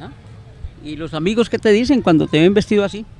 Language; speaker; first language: Spanish; native; Spanish